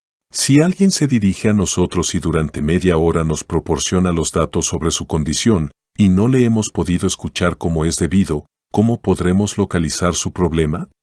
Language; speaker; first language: Spanish; native; Spanish